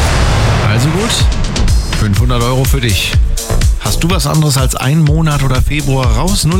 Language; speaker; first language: German; native; German